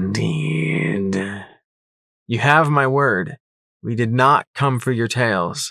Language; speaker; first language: English; native; English